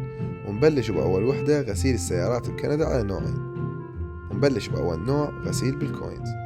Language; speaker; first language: Arabic; native; Arabic